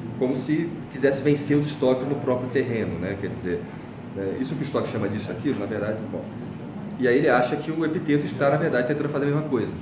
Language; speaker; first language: Portuguese; native; Portuguese